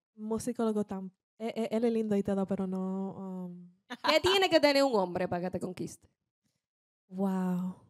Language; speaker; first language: Spanish; early bilingual, heritage; Spanish